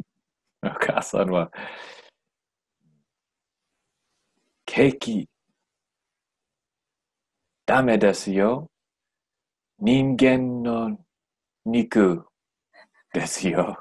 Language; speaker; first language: Japanese; non-native, learner; English